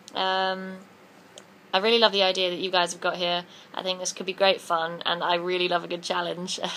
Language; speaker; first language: English; native; English